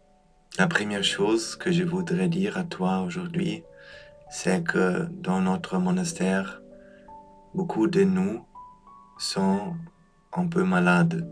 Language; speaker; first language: French; non-native, fluent; German